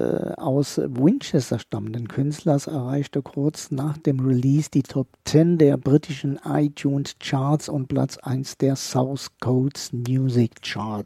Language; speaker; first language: German; native; German